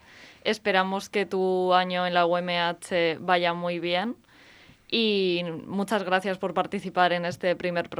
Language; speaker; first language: Spanish; native; Spanish